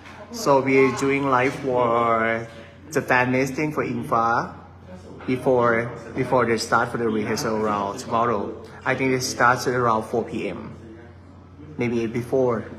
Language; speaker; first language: English; non-native, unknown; Thai